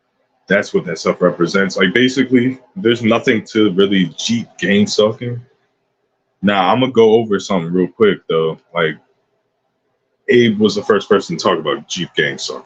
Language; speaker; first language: English; native; English